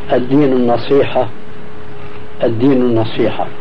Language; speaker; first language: Arabic; early bilingual, other home language; Albanian